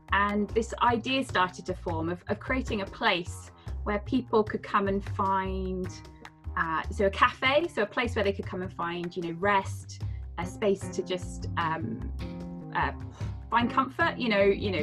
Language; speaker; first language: English; native; English